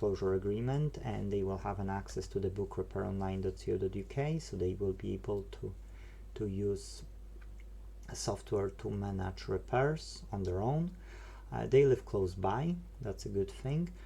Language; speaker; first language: English; non-native, fluent; Polish